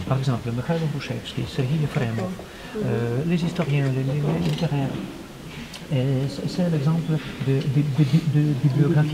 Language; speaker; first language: French; non-native, learner; Ukrainian